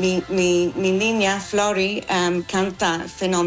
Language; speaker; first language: Spanish; non-native, fluent; English